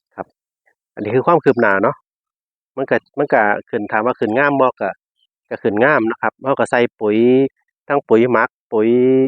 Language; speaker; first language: Thai; native; Thai